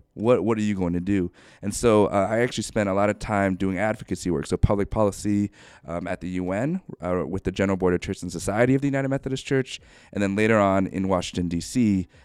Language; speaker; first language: English; native; English